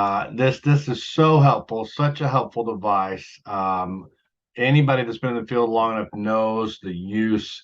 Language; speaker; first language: English; native; English